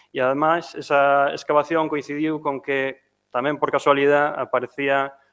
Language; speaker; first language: Galician; non-native, fluent; Spanish